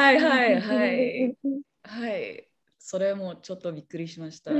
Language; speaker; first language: Japanese; non-native, learner; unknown